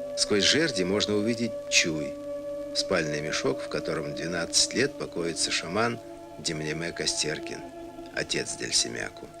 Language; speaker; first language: Russian; native; Russian